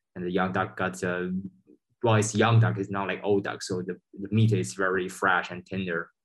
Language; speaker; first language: English; non-native, fluent; Chinese